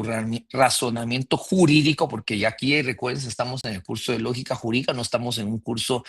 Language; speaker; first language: Spanish; native; Spanish